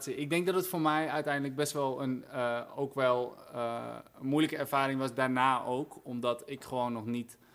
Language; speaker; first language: Dutch; native; Dutch